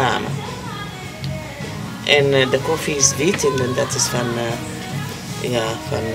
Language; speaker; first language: Dutch; non-native, learner; Amharic